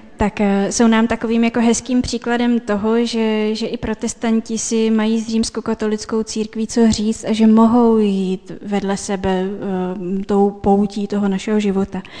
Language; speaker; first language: Czech; native; Czech